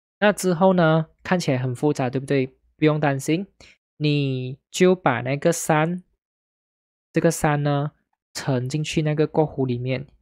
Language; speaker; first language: Chinese; native; Chinese